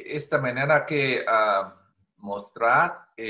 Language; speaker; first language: Spanish; non-native, learner; Chinese